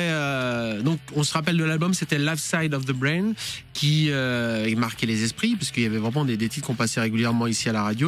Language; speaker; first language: French; native; French